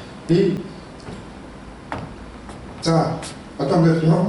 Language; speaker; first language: Mongolian; early bilingual, heritage; Mongolian